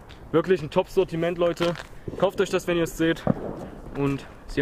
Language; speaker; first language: German; native; German